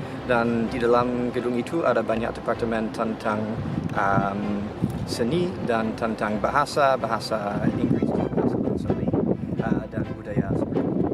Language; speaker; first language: Indonesian; non-native, fluent; English